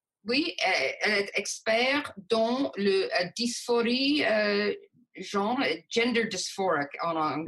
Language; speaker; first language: French; non-native, local second language; English